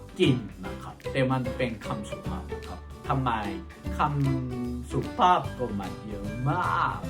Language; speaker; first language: Thai; non-native, fluent; Korean